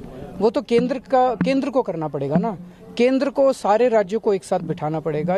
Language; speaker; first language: Hindi; native; Hindi